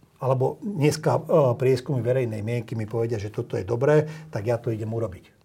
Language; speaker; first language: Slovak; non-native, local second language; Hungarian